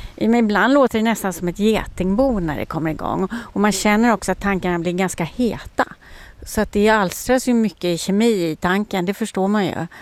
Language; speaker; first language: Swedish; native; Swedish